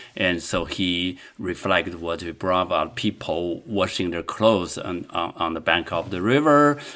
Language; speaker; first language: English; non-native, fluent; Chinese